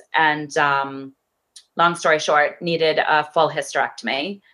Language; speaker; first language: English; native; English